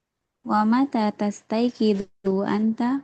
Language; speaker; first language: Arabic; non-native, learner; Indonesian